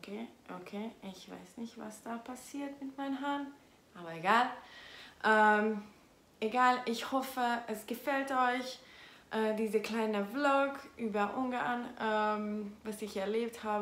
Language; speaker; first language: German; non-native, fluent; Hungarian